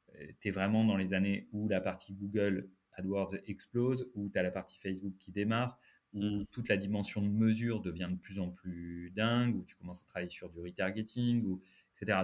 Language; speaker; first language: French; native; French